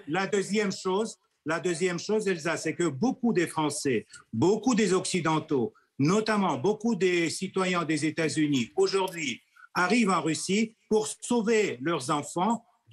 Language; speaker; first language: French; non-native, fluent; Russian